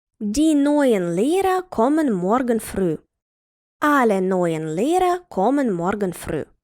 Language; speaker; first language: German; non-native, fluent; Ukrainian